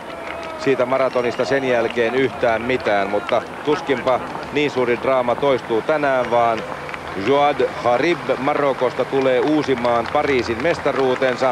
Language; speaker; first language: Finnish; native; Finnish